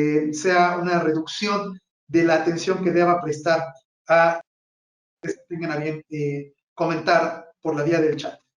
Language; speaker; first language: Spanish; native; Spanish